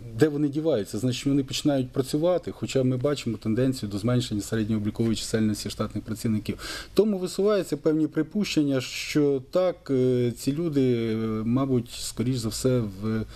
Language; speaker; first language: Ukrainian; native; Ukrainian